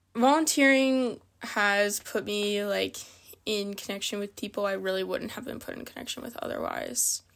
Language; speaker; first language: English; native; English